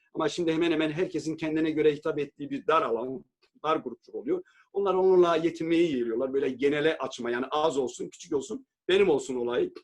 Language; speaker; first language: Turkish; native; Turkish